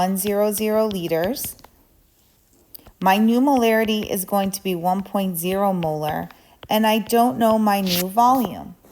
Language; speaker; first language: English; native; English